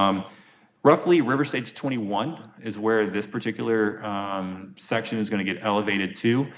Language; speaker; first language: English; native; English